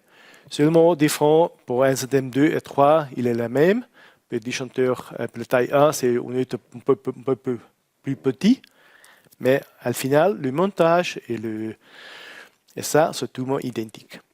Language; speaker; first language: French; non-native, learner; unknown